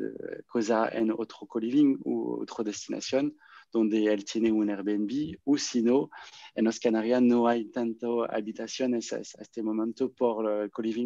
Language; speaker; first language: Spanish; non-native, learner; French